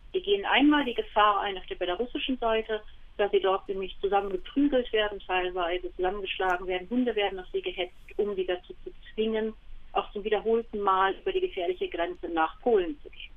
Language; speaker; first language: German; native; German